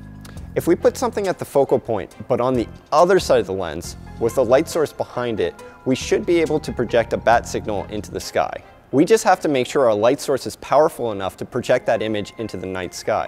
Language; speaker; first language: English; native; English